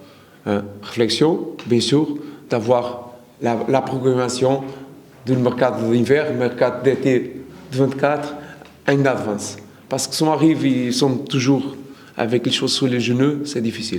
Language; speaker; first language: French; non-native, learner; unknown